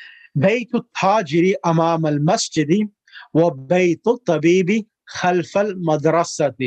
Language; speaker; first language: Arabic; non-native, fluent; English